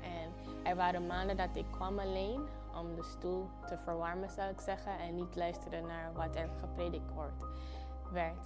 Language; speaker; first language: Dutch; non-native, fluent; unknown